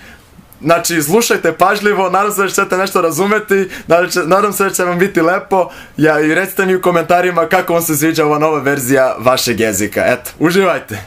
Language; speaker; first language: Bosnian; non-native, fluent; Portuguese